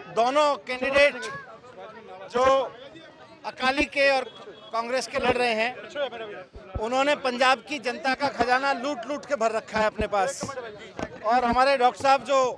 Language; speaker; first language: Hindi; native; Hindi